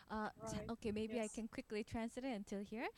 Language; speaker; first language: English; non-native, fluent; Korean